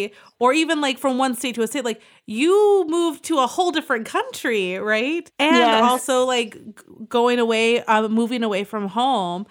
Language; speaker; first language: English; native; English